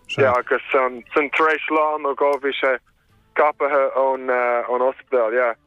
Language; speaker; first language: Irish; non-native, local second language; English